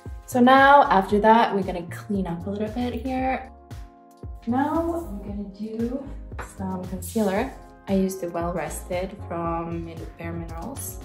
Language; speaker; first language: English; non-native, fluent; Swedish